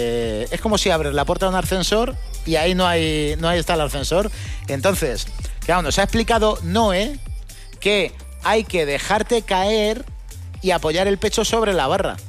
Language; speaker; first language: Spanish; native; Spanish